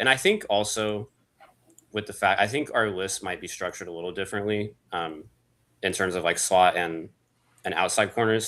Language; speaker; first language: English; native; English